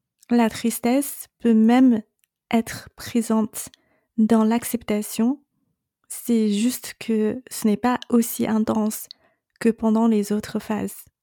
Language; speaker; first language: French; non-native, fluent; Chinese